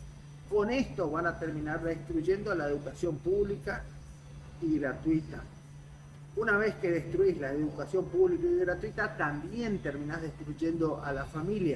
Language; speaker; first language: Spanish; native; Spanish